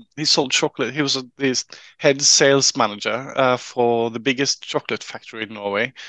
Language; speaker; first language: English; non-native, fluent; Norwegian